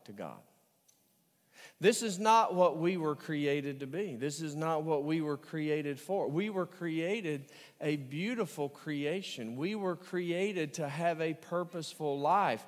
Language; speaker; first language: English; native; English